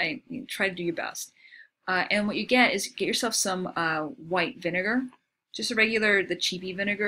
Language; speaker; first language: English; native; English